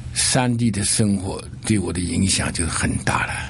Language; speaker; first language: Chinese; native; Chinese